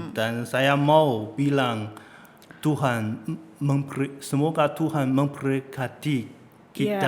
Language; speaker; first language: Indonesian; non-native, learner; Chinese